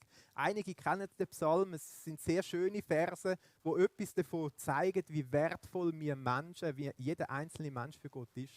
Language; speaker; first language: German; native; German